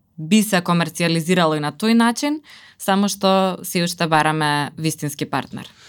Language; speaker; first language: Macedonian; native; Macedonian